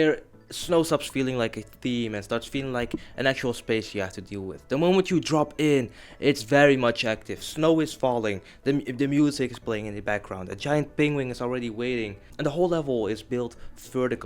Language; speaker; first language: English; non-native, fluent; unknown